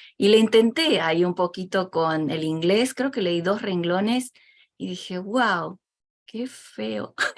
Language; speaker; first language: Spanish; early bilingual, other home language; Chinese